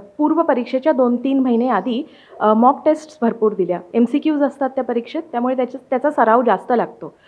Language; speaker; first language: Marathi; native; Marathi